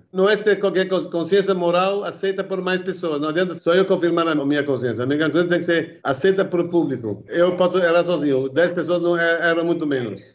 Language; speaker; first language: Portuguese; early bilingual, other home language; Arabic